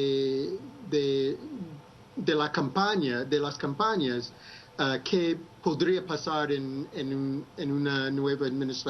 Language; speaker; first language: Spanish; non-native, fluent; English